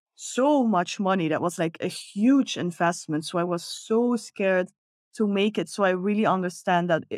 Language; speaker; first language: English; non-native, fluent; Dutch